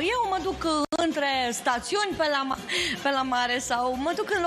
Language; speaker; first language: Romanian; native; Romanian